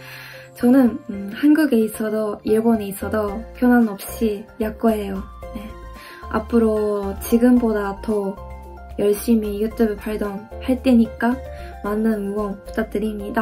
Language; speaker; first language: Korean; non-native, fluent; Japanese